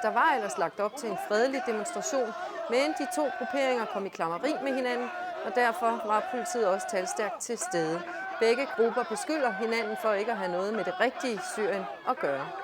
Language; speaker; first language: Danish; native; Danish